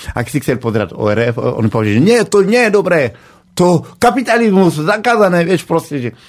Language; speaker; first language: Slovak; non-native, fluent; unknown